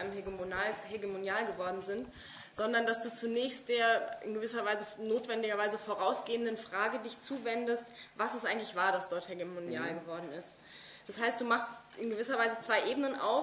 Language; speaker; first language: German; native; German